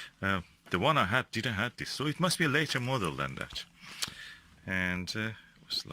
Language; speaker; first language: English; non-native, fluent; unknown